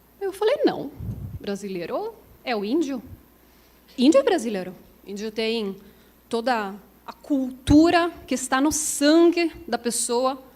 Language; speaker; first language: Portuguese; non-native, fluent; Italian